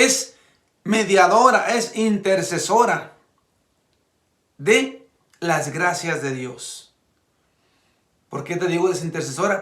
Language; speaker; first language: Spanish; native; Spanish